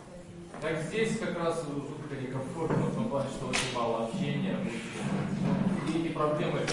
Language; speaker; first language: Russian; native; Russian